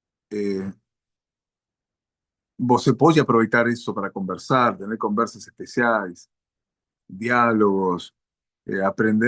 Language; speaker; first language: Portuguese; non-native, learner; Spanish